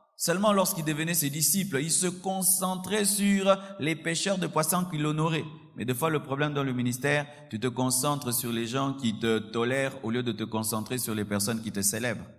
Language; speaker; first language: French; non-native, local second language; Lingala